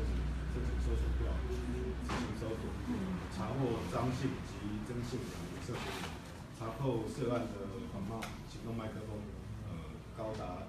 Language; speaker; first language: Chinese; native; Chinese